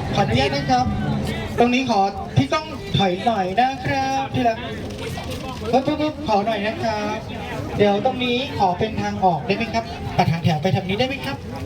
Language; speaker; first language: Thai; native; Thai